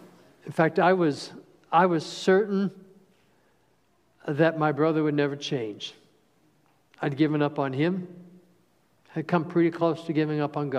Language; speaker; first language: English; native; English